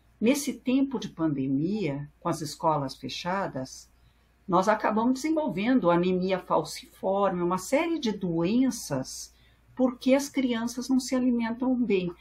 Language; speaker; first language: Portuguese; early bilingual, other home language; French